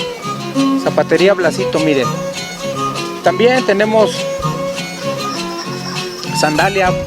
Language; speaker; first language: Spanish; native; Spanish